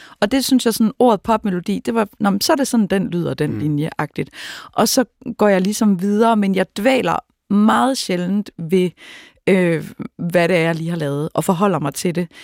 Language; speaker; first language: Danish; native; Danish